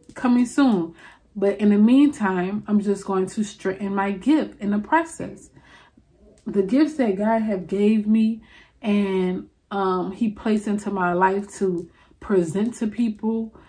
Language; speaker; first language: English; native; English